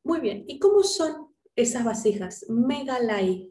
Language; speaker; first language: Spanish; native; Spanish